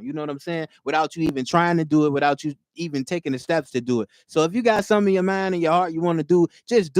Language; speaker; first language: English; native; English